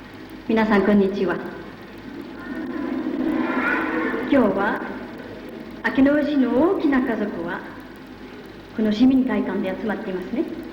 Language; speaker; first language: Japanese; non-native, fluent; French